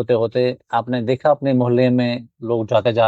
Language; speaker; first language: Hindi; native; Hindi